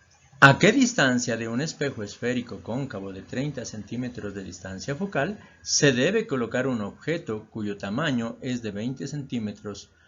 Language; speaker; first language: Spanish; native; Spanish